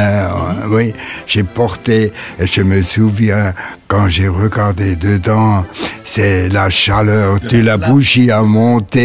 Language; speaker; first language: French; non-native, local second language; German